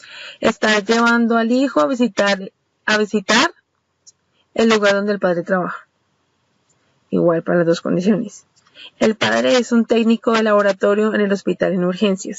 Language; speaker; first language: Spanish; native; Spanish